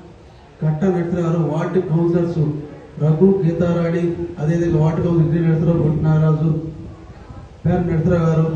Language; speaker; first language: Telugu; native; Telugu